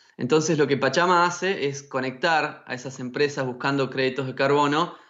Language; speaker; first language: Spanish; native; Spanish